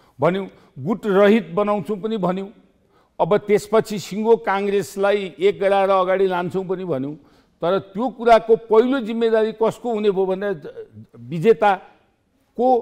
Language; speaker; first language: Nepali; native; Nepali